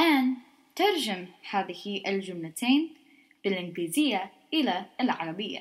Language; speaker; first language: Arabic; non-native, learner; English